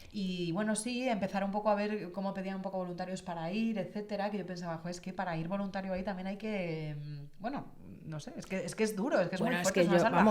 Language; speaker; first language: Spanish; native; Spanish